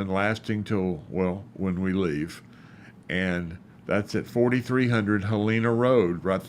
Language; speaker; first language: English; native; English